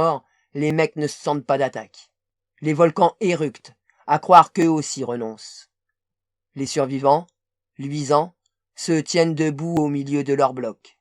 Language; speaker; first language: French; native; French